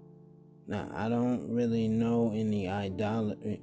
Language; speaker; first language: English; native; English